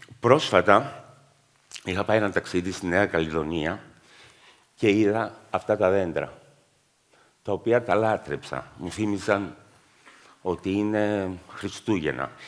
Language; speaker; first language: Greek; native; Greek